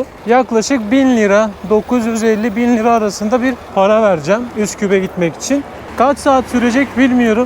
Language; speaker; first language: Turkish; native; Turkish